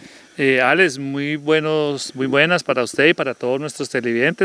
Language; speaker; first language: Spanish; native; Spanish